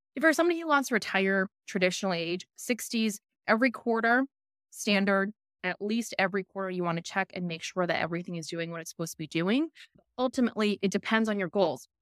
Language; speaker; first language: English; native; English